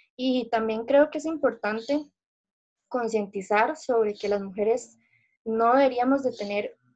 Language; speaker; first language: Spanish; native; Spanish